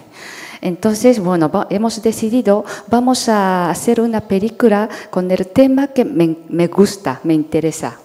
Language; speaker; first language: Spanish; non-native, fluent; Japanese